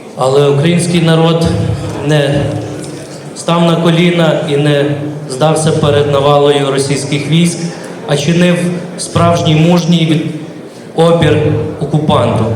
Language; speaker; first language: Ukrainian; native; Ukrainian